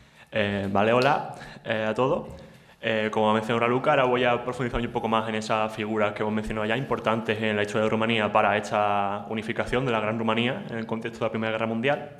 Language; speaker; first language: Spanish; native; Spanish